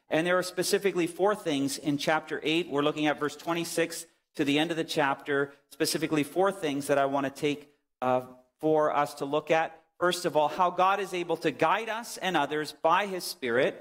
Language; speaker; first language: English; native; English